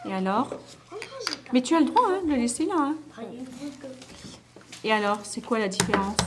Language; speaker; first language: French; native; French